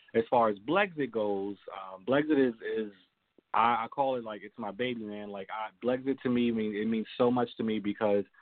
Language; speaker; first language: English; native; English